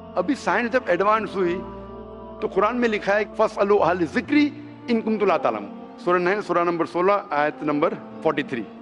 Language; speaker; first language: Hindi; non-native, local second language; Konkani